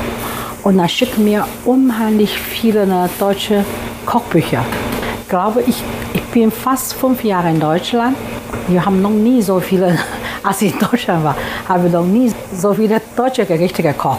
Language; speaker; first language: German; non-native, fluent; Chinese